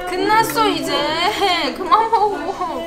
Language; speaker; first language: Korean; non-native, fluent; Turkish